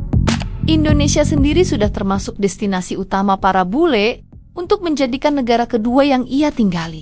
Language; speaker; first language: Indonesian; native; Indonesian